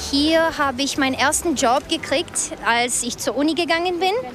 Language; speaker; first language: German; early bilingual, other home language; Portuguese